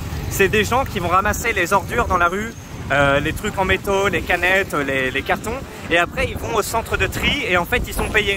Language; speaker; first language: French; native; French